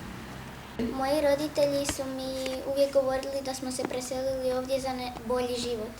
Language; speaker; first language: Bosnian; early bilingual, other home language; Spanish